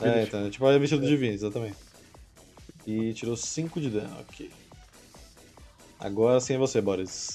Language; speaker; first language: Portuguese; native; Portuguese